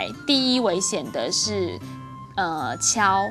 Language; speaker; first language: Chinese; native; Chinese